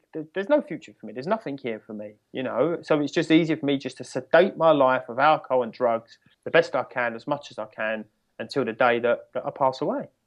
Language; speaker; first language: English; native; English